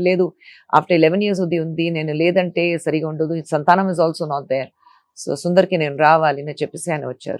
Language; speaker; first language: Telugu; non-native, fluent; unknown